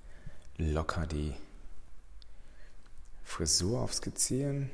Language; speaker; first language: German; native; German